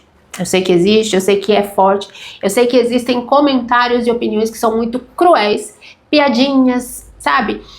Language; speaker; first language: Portuguese; native; Portuguese